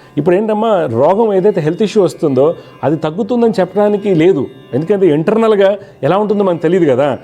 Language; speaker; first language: Telugu; native; Telugu